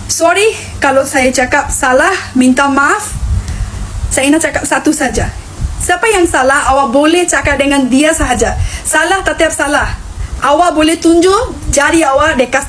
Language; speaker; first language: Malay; non-native, fluent; Bangla